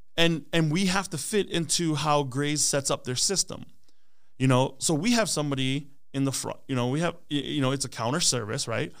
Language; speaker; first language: English; early bilingual, other home language; Hmong